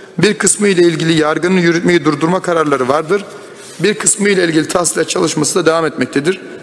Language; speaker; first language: Turkish; native; Turkish